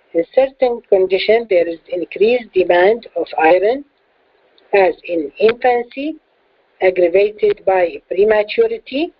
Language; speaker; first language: English; non-native, fluent; Arabic